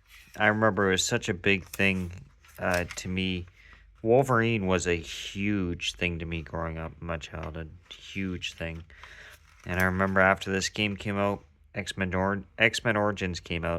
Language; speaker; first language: English; native; English